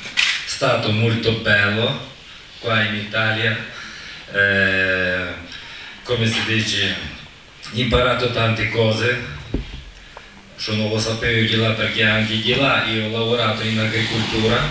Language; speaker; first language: Italian; non-native, learner; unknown